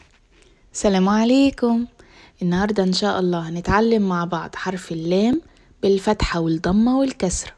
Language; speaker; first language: Arabic; native; Arabic